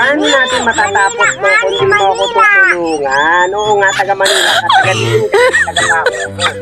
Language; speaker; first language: Filipino; non-native, local second language; Waray